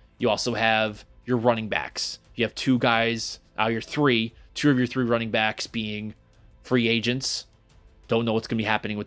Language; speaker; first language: English; native; English